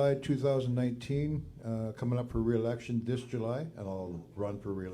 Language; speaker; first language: English; native; English